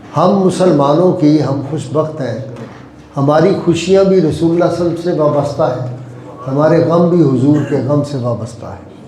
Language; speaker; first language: Urdu; non-native, local second language; Punjabi